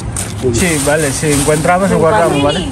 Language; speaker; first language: Spanish; non-native, learner; Filipino